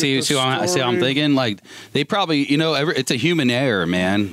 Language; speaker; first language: English; native; English